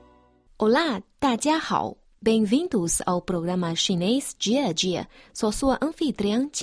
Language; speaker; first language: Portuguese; non-native, fluent; Chinese